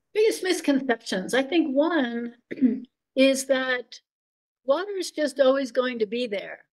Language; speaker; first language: English; native; English